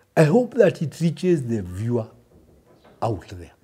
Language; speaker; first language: English; early bilingual, other home language; Kikuyu